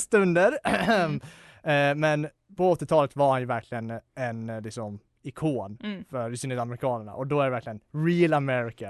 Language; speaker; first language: Swedish; native; Swedish